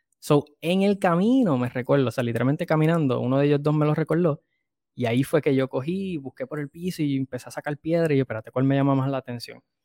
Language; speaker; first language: Spanish; native; Spanish